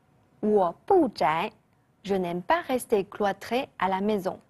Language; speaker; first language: French; non-native, fluent; Chinese